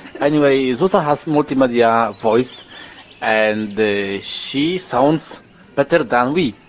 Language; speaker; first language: English; non-native, learner; Polish